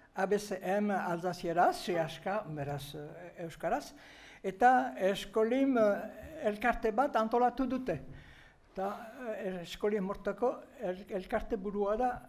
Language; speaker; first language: Basque; native; Basque